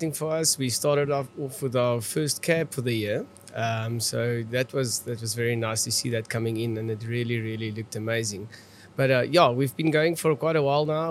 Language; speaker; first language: English; non-native, local second language; Afrikaans